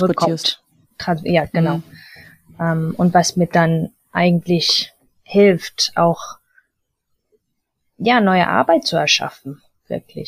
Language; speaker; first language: German; early bilingual, heritage; German